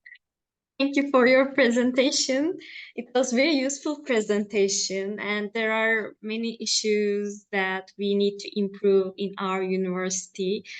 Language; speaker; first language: English; non-native, fluent; Turkish